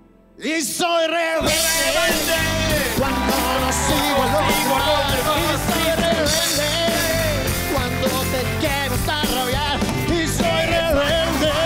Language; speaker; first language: Spanish; native; Spanish